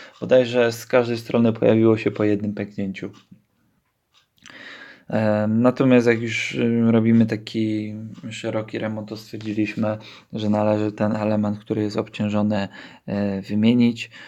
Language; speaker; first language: Polish; native; Polish